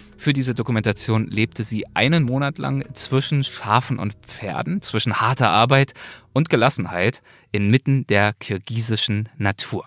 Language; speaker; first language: German; native; German